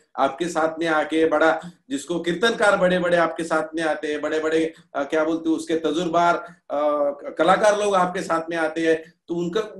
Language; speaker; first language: Hindi; non-native, local second language; Marathi